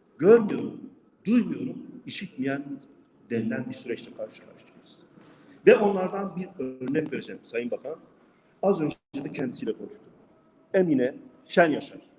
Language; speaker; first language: Turkish; non-native, local second language; Kurdish